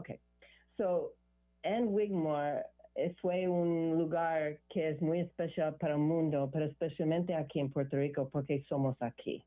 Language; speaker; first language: Spanish; non-native, learner; English